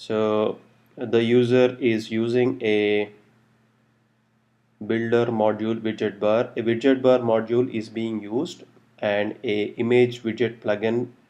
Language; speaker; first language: English; non-native, local second language; Telugu